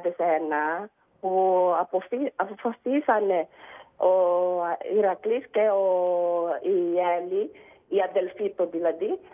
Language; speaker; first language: Greek; non-native, learner; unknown